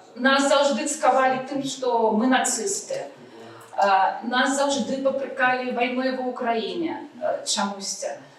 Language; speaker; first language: Belarusian; non-native, local second language; Russian